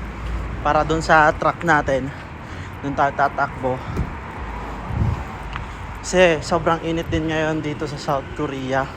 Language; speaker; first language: Filipino; native; Filipino